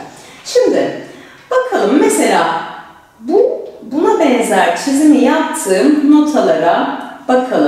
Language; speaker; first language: Turkish; native; Turkish